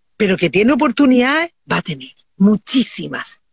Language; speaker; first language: Spanish; native; Spanish